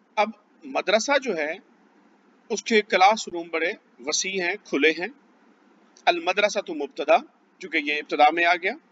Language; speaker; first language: Urdu; native; Urdu